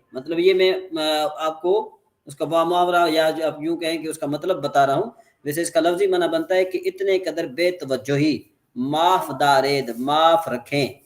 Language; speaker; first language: Urdu; non-native, local second language; Sindhi